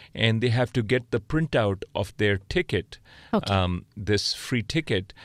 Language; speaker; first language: English; non-native, local second language; Punjabi